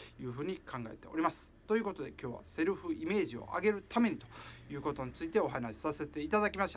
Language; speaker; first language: Japanese; native; Japanese